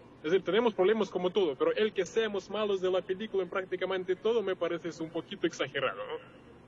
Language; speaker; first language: Spanish; non-native, fluent; Russian